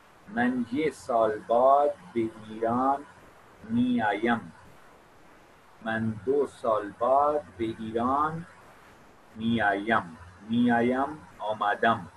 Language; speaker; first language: Persian; non-native, fluent; Urdu